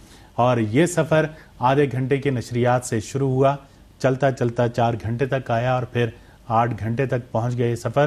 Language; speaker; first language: Urdu; native; Urdu